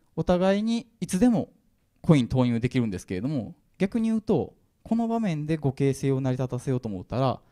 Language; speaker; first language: Japanese; native; Japanese